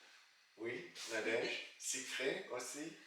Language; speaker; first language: French; non-native, learner; English